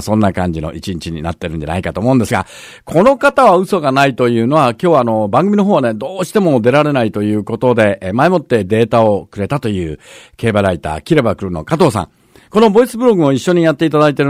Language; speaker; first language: Japanese; native; Japanese